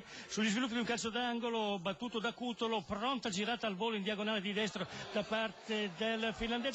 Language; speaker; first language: Italian; native; Italian